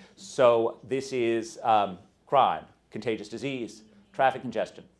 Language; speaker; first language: English; native; English